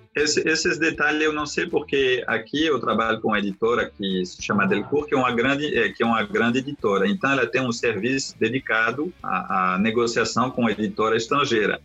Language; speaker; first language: Portuguese; non-native, fluent; French